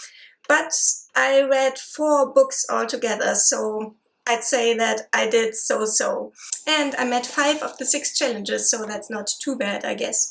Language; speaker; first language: English; non-native, fluent; German